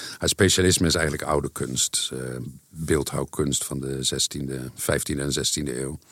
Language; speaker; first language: Dutch; native; Dutch